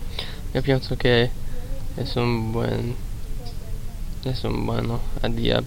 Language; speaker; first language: Spanish; non-native, learner; English